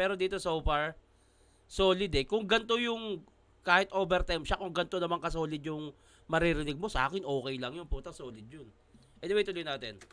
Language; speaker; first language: Filipino; native; Filipino